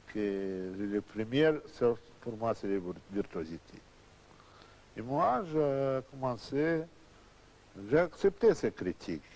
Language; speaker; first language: French; non-native, learner; Russian